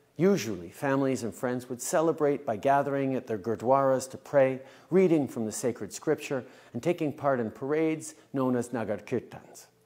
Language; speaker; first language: English; native; English